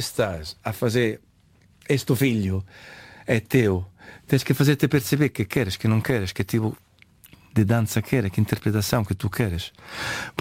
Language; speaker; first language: Portuguese; non-native, fluent; Italian